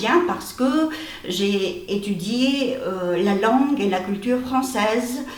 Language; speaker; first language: French; non-native, fluent; Albanian